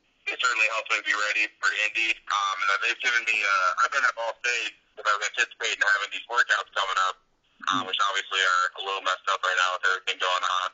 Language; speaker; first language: English; native; English